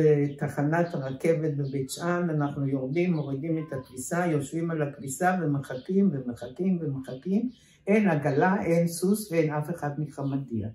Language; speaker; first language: Hebrew; early bilingual, other home language; German